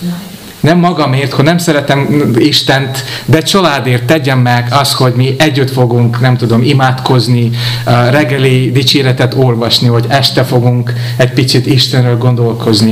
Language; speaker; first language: Hungarian; non-native, fluent; English